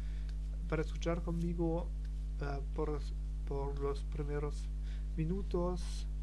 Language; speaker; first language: Spanish; non-native, learner; German